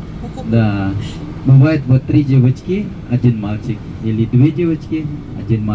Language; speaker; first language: Russian; non-native, learner; Balinese